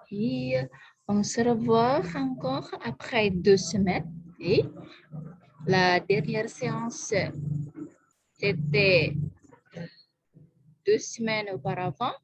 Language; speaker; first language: French; non-native, fluent; Indonesian